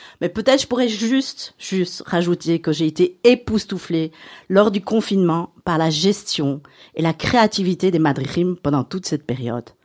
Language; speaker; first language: French; native; French